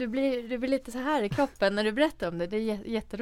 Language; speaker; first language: Swedish; early bilingual, other home language; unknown